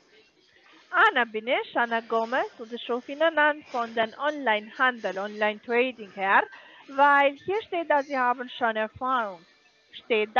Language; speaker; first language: German; non-native, learner; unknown